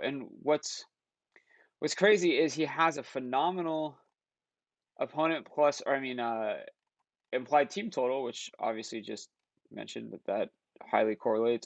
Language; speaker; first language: English; native; English